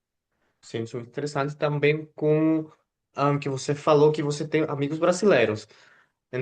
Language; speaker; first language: Portuguese; non-native, fluent; Spanish